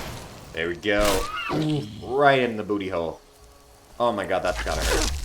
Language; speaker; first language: English; native; English